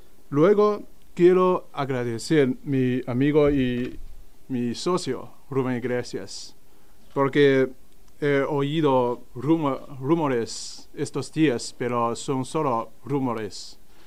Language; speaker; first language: Spanish; non-native, learner; Chinese